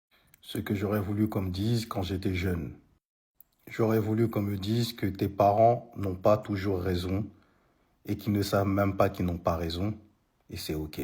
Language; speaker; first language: French; native; French